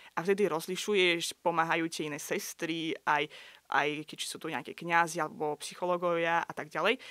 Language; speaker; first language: Slovak; non-native, fluent; Azerbaijani